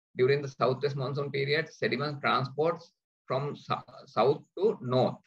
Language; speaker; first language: English; non-native, local second language; Sinhala